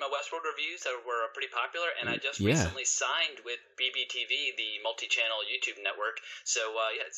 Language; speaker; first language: English; native; English